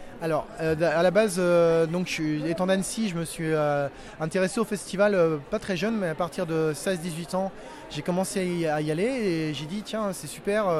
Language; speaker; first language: French; native; French